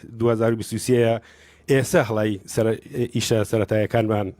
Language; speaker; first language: Central Kurdish; non-native, local second language; Gurani